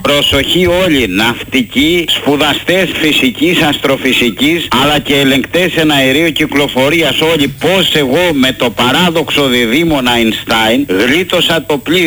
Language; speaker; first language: Greek; native; Greek